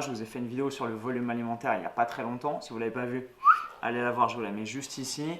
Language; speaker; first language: French; native; French